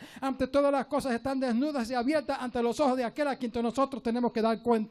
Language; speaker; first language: Spanish; native; Spanish